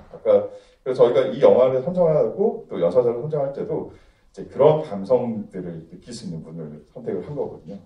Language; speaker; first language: Korean; native; Korean